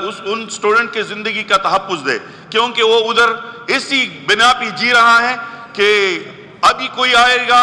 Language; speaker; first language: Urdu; non-native, local second language; Pashto